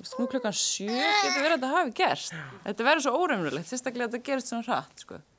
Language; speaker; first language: Icelandic; native; Icelandic